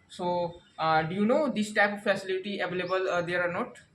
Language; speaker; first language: English; non-native, learner; Hindi